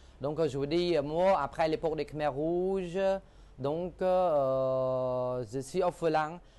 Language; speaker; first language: French; non-native, fluent; Khmer